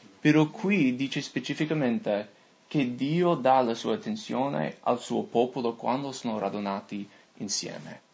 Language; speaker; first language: Italian; non-native, fluent; English